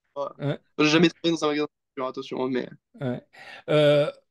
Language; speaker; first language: French; native; French